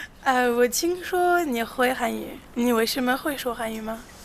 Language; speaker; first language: Chinese; non-native, learner; French